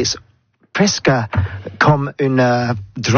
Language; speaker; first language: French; non-native, learner; English